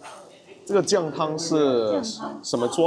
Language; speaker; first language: Chinese; non-native, fluent; Indonesian